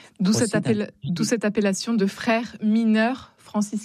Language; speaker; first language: French; native; French